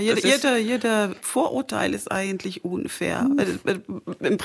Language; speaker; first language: German; non-native, fluent; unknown